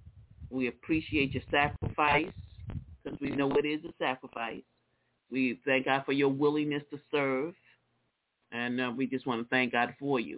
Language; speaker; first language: English; native; English